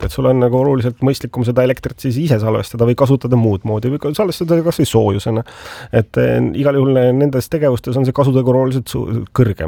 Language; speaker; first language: Estonian; native; Estonian